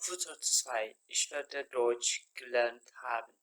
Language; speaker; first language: German; non-native, fluent; Tigrinya